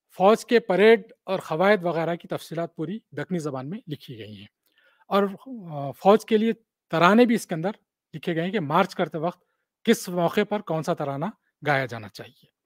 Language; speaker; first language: Hindi; non-native, local second language; Urdu